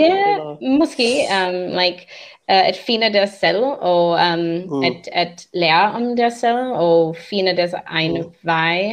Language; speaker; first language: Danish; non-native, learner; English